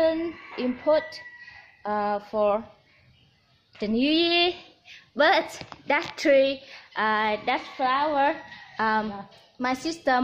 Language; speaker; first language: English; non-native, learner; Vietnamese